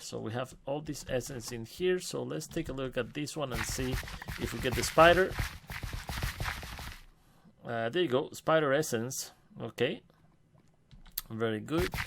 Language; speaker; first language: English; non-native, fluent; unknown